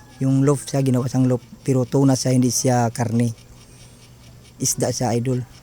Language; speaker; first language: Filipino; non-native, local second language; Cebuano